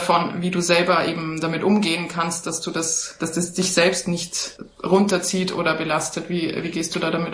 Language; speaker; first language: German; native; German